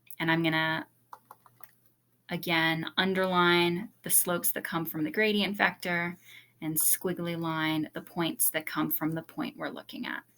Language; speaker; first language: English; native; English